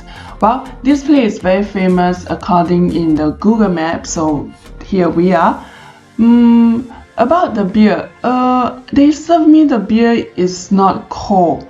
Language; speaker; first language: English; non-native, fluent; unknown